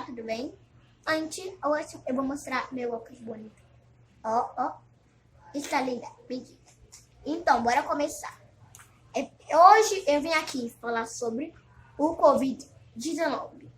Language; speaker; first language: Portuguese; early bilingual, other home language; Haitian Creole